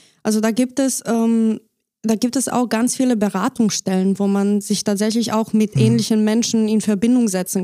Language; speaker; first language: German; non-native, fluent; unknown